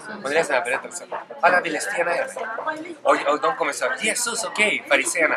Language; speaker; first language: Swedish; non-native, fluent; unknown